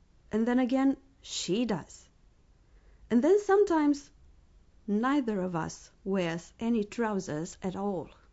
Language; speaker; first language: English; non-native, fluent; Romanian